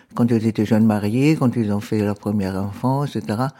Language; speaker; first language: French; non-native, fluent; German